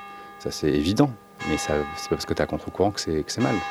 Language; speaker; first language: French; native; French